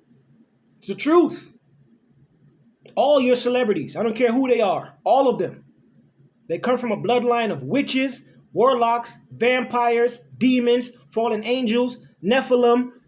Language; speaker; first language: English; native; English